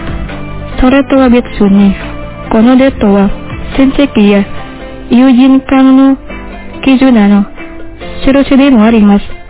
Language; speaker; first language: Japanese; non-native, fluent; Indonesian